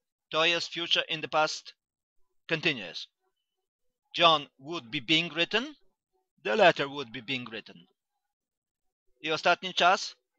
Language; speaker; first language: English; non-native, fluent; Polish